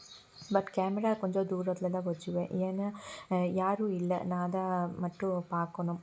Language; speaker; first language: Tamil; non-native, fluent; Assamese